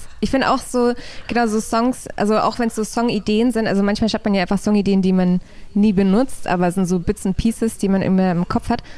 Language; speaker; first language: German; early bilingual, other home language; Polish